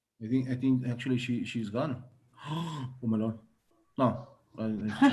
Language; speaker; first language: English; non-native, fluent; Spanish